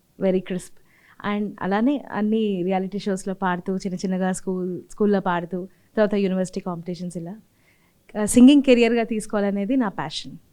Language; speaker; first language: Telugu; native; Telugu